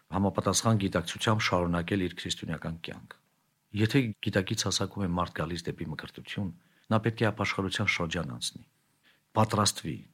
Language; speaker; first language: Armenian; native; Armenian